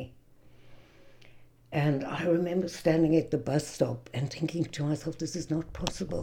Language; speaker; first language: English; native; English